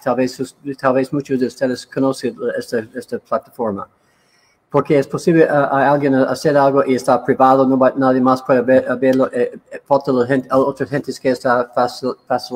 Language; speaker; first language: Spanish; non-native, learner; English